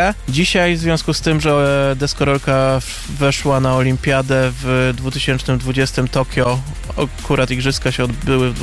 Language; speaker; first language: Polish; native; Polish